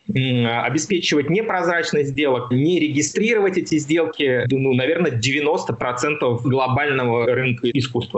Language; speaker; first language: Russian; native; Russian